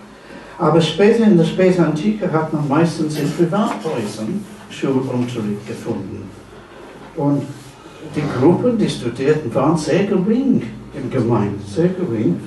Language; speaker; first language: German; non-native, fluent; English